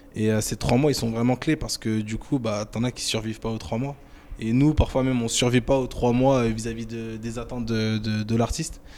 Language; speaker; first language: French; native; French